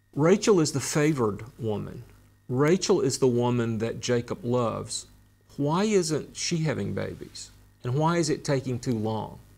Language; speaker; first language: English; native; English